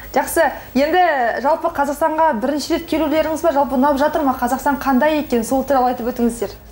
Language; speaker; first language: Kazakh; native; Kazakh